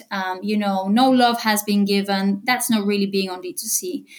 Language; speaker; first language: English; non-native, fluent; Bulgarian